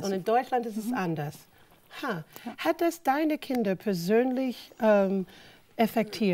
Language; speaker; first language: German; non-native, fluent; English